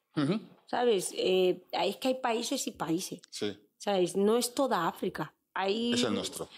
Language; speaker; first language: Spanish; native; Spanish